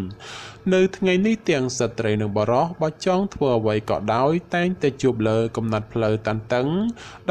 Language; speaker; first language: Khmer; native; Khmer